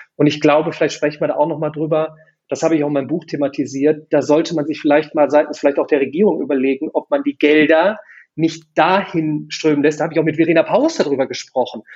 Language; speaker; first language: German; native; German